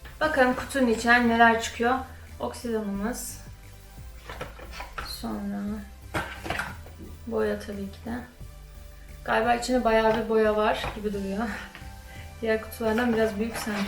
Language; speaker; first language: Turkish; early bilingual, other home language; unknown